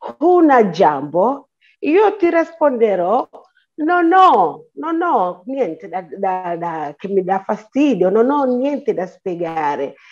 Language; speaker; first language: Italian; non-native, fluent; Swahili